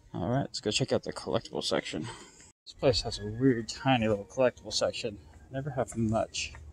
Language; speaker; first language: English; native; English